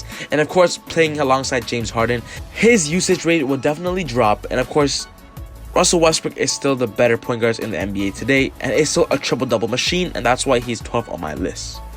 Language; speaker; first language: English; native; English